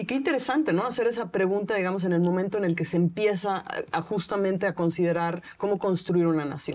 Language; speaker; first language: Spanish; native; Spanish